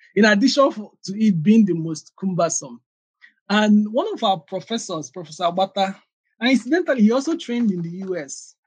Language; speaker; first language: English; non-native, local second language; Igbo